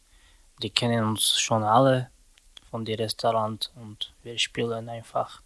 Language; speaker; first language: German; non-native, learner; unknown